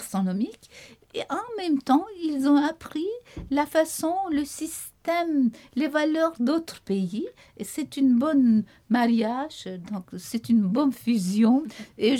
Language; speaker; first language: French; non-native, fluent; Turkish